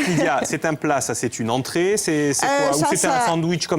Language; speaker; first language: French; native; French